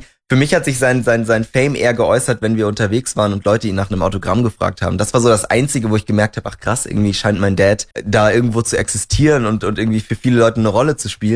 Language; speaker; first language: German; native; German